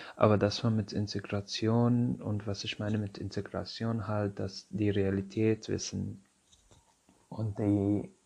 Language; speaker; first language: German; non-native, fluent; Arabic